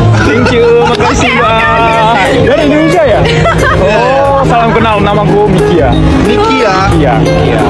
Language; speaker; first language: Indonesian; non-native, learner; Japanese